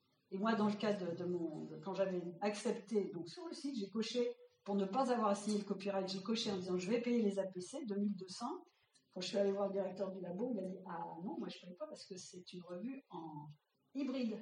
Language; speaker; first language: French; native; French